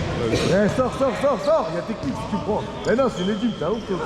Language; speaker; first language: French; native; French